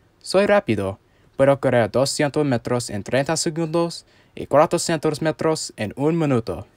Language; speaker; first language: Spanish; non-native, learner; English